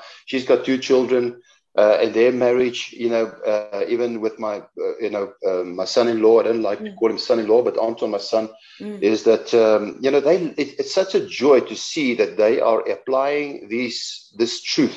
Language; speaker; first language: English; non-native, local second language; Afrikaans